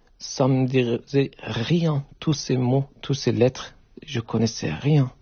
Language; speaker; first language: French; non-native, learner; Turkish